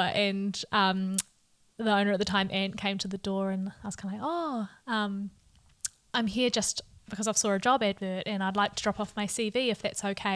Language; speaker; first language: English; native; English